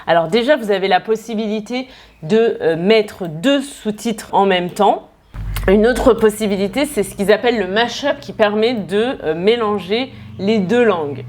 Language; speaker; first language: French; native; French